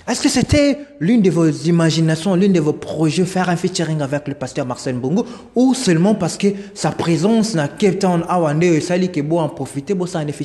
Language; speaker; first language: French; non-native, local second language; Lingala